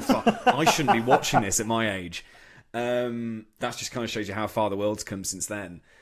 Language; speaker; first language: English; native; English